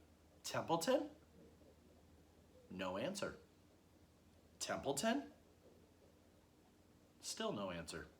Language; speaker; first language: English; native; English